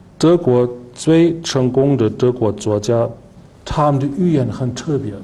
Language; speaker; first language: Chinese; non-native, fluent; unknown